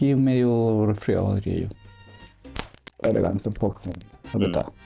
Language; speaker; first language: Spanish; native; Spanish